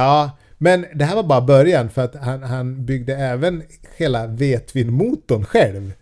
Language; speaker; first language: Swedish; native; Swedish